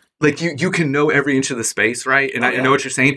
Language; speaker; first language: English; native; English